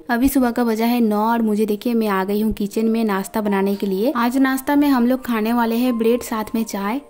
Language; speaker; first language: Hindi; non-native, local second language; Bangla